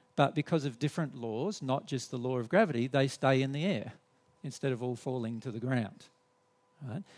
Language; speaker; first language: English; native; English